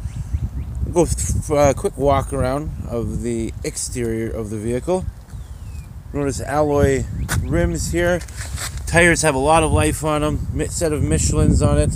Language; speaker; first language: English; native; English